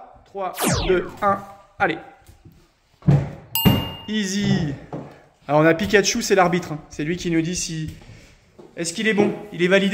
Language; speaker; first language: French; native; French